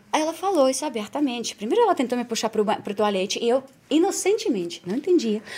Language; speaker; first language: Portuguese; non-native, fluent; Spanish